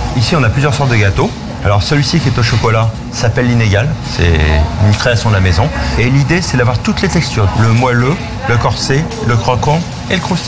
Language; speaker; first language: French; native; French